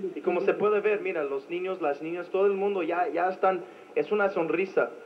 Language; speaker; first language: Spanish; non-native, fluent; English